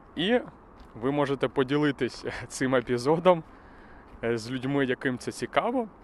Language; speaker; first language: Ukrainian; native; Ukrainian